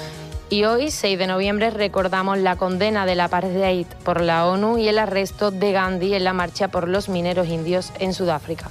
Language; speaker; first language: Spanish; native; Spanish